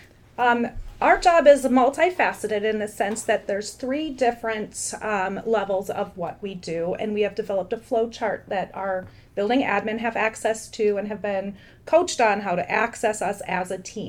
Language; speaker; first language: English; native; English